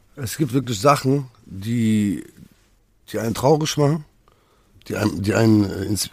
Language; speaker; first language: German; native; German